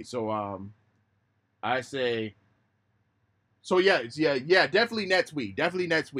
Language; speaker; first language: English; native; English